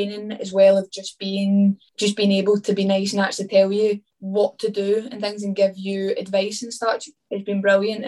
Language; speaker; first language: English; native; English